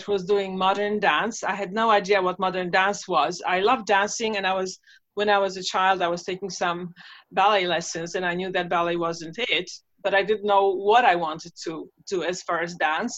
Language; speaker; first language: English; non-native, fluent; Polish